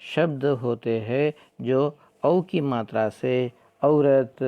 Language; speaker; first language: Hindi; non-native, local second language; Kannada